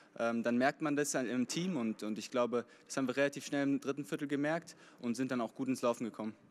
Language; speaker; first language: German; native; German